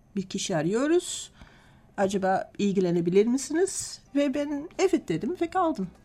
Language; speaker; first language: Turkish; non-native, fluent; Dutch